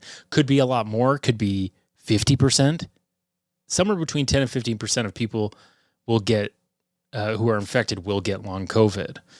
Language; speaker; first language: English; native; English